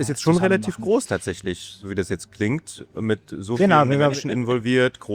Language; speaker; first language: German; native; German